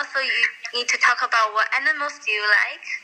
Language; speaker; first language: English; non-native, fluent; Chinese